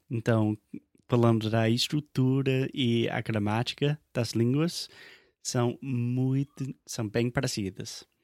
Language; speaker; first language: Portuguese; non-native, fluent; English